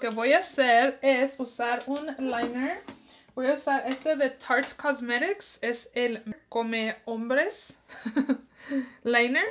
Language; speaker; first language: Spanish; early bilingual, heritage; Spanish